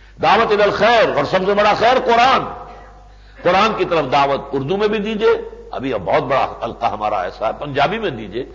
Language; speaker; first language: Urdu; native; Urdu